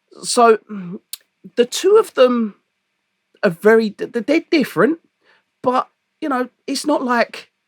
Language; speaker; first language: English; native; English